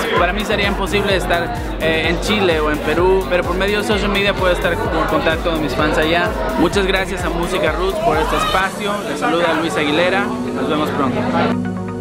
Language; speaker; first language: Spanish; early bilingual, heritage; Spanish